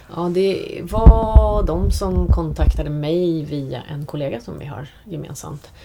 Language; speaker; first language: Swedish; early bilingual, other home language; English